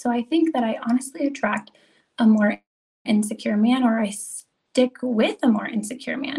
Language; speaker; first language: English; native; English